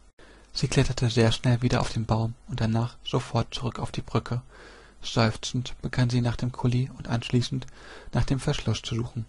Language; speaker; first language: German; native; German